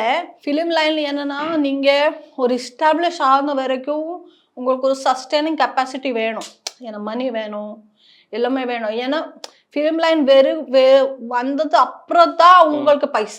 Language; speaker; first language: Tamil; non-native, learner; Malayalam